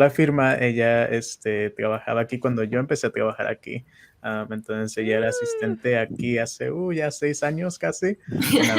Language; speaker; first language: Spanish; native; Spanish